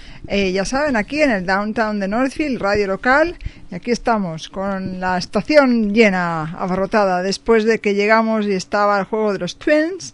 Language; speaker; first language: Spanish; native; Spanish